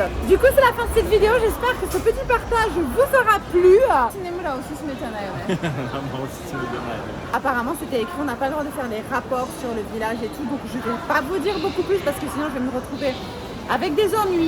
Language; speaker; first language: French; native; French